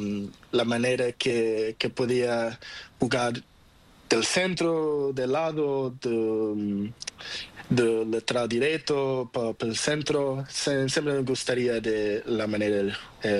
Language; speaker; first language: Spanish; non-native, learner; Portuguese